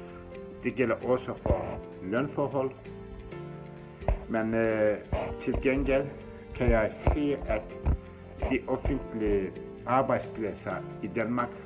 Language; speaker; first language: Danish; non-native, fluent; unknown